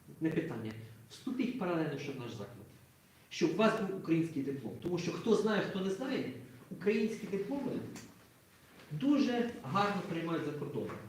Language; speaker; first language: Ukrainian; native; Ukrainian